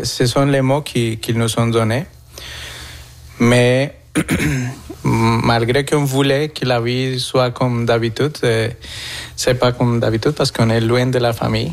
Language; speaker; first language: French; non-native, fluent; Spanish